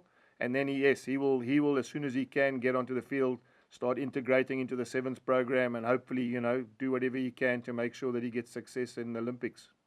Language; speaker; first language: English; native; English